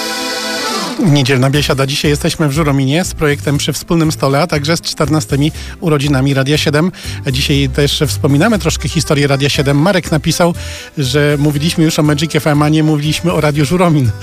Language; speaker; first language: Polish; native; Polish